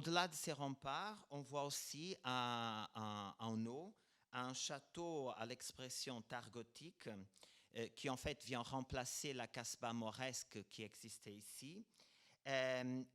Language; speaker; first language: French; non-native, fluent; Portuguese